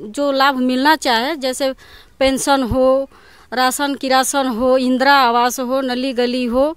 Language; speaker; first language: Hindi; non-native, local second language; Bhojpuri